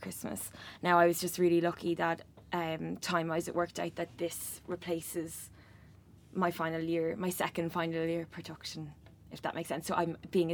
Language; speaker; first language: English; native; English